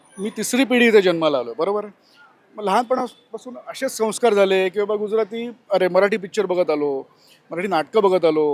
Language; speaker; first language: Marathi; non-native, local second language; Gujarati